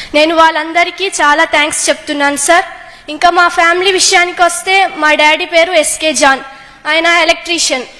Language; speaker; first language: Telugu; native; Telugu